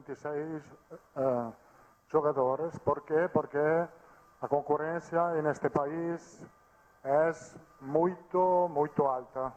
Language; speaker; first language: Portuguese; non-native, fluent; Italian